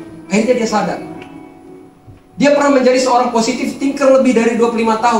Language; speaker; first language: Indonesian; native; Indonesian